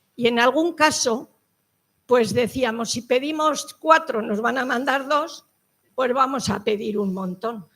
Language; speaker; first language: Spanish; native; Spanish